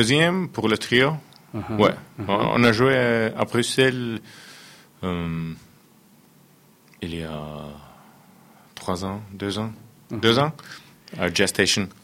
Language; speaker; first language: French; non-native, fluent; Finnish